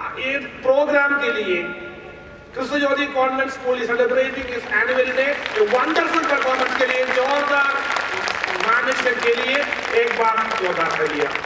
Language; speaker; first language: Hindi; non-native, local second language; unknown